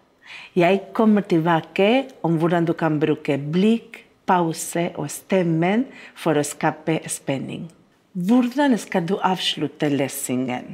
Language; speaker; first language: Norwegian; non-native, fluent; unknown